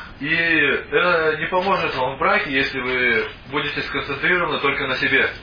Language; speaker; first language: Russian; native; Russian